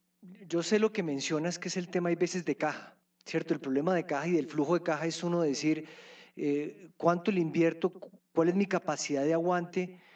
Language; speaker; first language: Spanish; native; Spanish